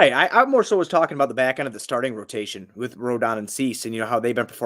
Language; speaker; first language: English; native; English